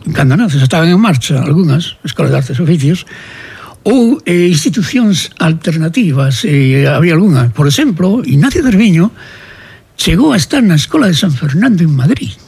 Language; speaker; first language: Galician; native; Galician